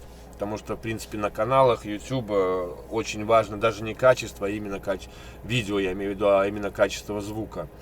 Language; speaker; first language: Russian; native; Russian